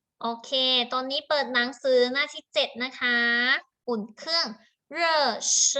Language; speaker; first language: Thai; native; Thai